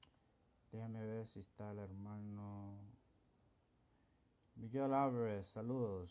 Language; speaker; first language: Spanish; non-native, local second language; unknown